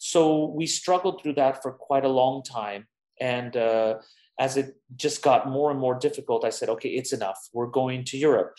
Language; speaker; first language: English; native; English